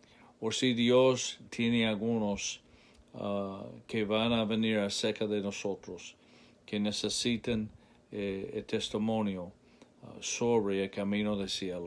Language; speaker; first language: Spanish; non-native, learner; English